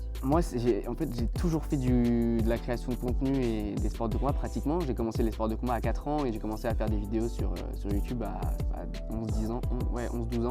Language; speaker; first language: French; native; French